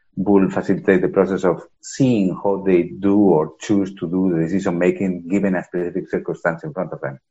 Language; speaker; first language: English; non-native, fluent; Spanish